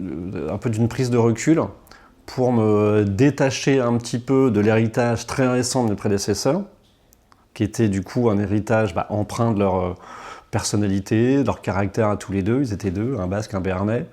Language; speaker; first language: French; native; French